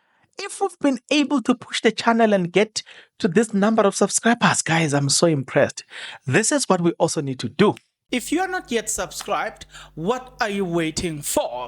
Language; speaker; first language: English; non-native, local second language; Zulu